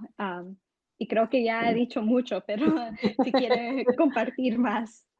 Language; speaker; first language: Spanish; early bilingual, heritage; English